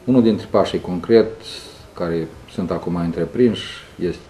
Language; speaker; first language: Romanian; native; Romanian